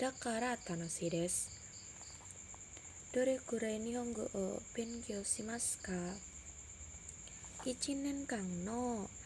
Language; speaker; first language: Japanese; non-native, learner; Indonesian